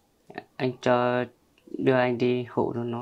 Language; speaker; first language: Vietnamese; non-native, local second language; Hmong